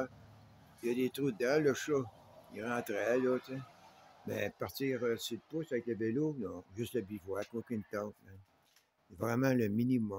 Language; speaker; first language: French; native; French